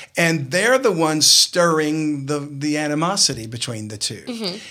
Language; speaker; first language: English; native; English